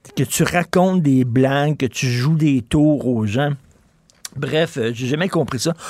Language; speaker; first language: French; native; French